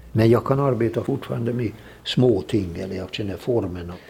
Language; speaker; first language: Swedish; non-native, fluent; Hungarian